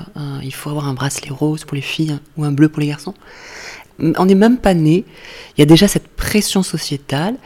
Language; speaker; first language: French; native; French